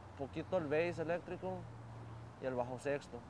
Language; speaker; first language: Spanish; early bilingual, heritage; Spanish